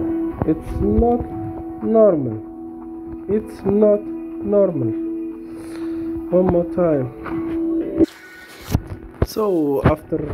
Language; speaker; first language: English; non-native, learner; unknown